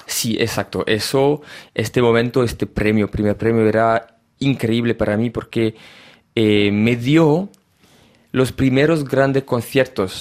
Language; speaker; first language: Spanish; early bilingual, heritage; French